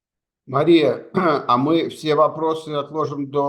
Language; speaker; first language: Russian; native; Russian